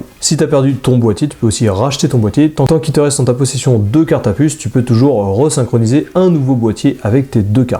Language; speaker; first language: French; native; French